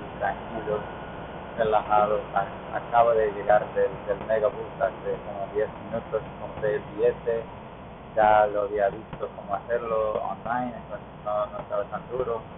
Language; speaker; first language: Spanish; non-native, learner; English